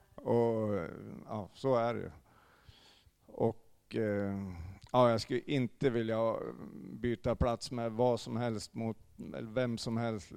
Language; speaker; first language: Swedish; native; Swedish